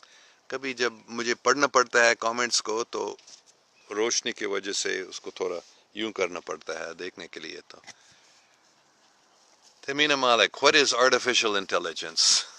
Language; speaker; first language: Hindi; non-native, local second language; English